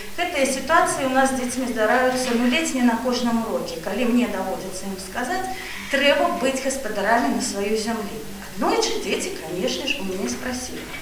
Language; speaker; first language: Belarusian; non-native, local second language; Russian